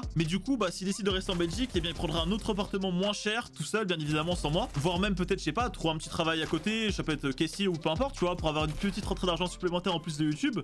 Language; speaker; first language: French; native; French